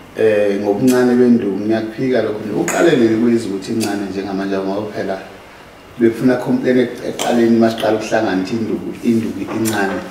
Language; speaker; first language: Zulu; native; Zulu